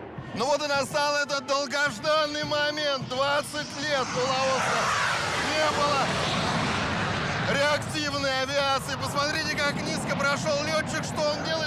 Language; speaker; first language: Russian; native; Russian